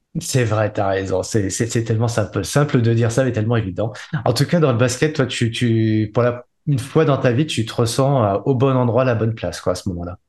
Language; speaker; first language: French; native; French